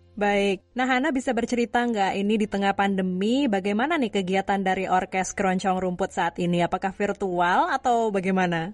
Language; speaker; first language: Indonesian; native; Indonesian